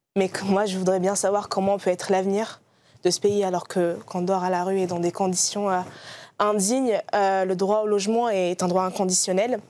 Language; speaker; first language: French; early bilingual, other home language; Arabic